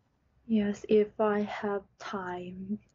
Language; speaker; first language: English; non-native, learner; Japanese